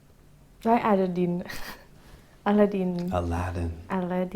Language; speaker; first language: English; non-native, learner; Thai